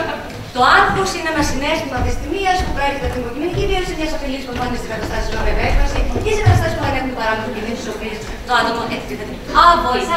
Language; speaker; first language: Greek; native; Greek